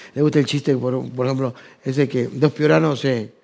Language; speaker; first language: Spanish; native; Spanish